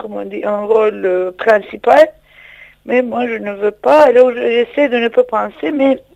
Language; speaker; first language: French; non-native, fluent; Turkish